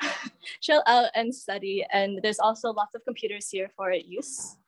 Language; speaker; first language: English; native; English